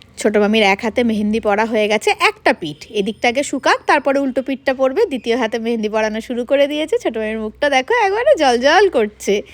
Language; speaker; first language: Bangla; non-native, local second language; Hindi